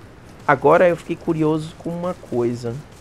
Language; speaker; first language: Portuguese; native; Portuguese